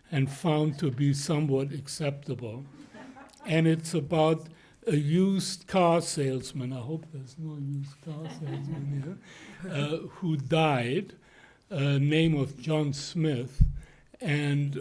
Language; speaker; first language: English; non-native, fluent; German